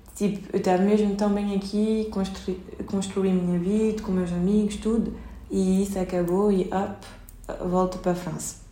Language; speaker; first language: Portuguese; early bilingual, heritage; Portuguese